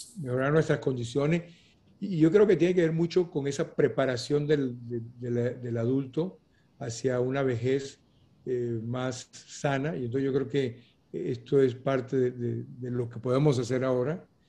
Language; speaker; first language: Spanish; native; Spanish